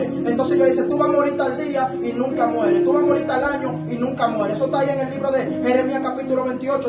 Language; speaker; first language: Spanish; native; Spanish